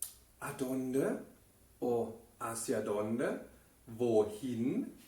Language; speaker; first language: Spanish; non-native, fluent; German